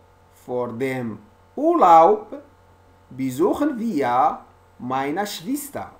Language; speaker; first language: German; non-native, learner; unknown